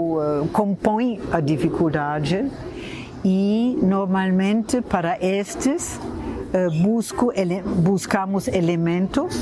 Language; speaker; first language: Portuguese; non-native, fluent; German